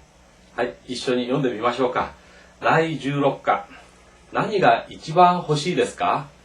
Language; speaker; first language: Japanese; non-native, fluent; Korean